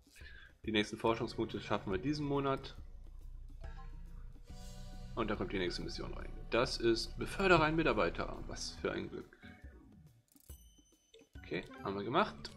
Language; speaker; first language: German; native; German